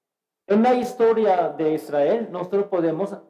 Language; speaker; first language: Spanish; non-native, fluent; Korean